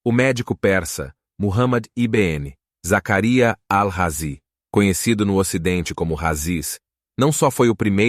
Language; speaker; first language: Portuguese; native; Portuguese